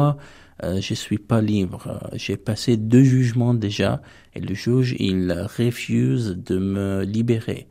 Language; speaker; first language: French; non-native, fluent; Armenian